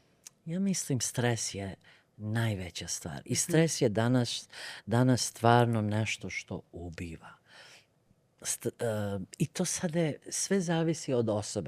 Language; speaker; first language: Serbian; early bilingual, other home language; Bosnian